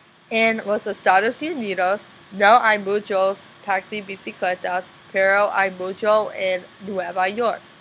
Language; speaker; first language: Spanish; non-native, learner; English